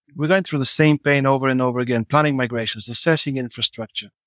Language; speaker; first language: English; non-native, fluent; Bulgarian